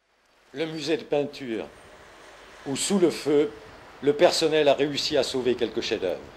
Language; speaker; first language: French; native; French